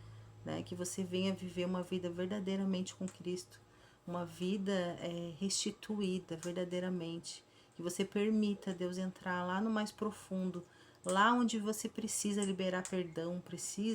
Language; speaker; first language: Portuguese; native; Portuguese